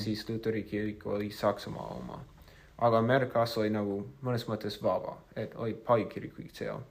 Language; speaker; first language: Estonian; non-native, fluent; English